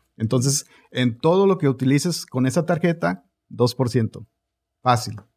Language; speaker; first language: Spanish; early bilingual, heritage; Spanish